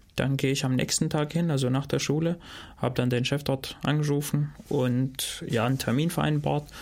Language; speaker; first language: German; non-native, fluent; Albanian